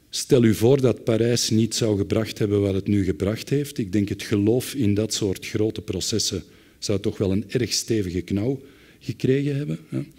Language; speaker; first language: Dutch; native; Dutch